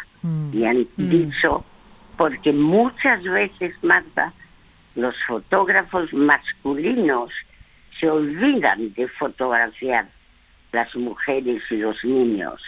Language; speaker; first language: Spanish; early bilingual, other home language; French